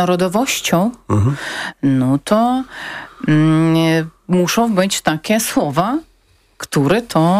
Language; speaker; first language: Polish; non-native, learner; Ukrainian